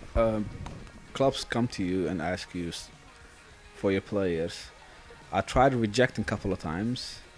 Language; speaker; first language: English; non-native, fluent; Dutch